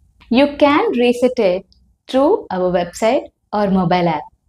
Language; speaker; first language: English; non-native, local second language; Telugu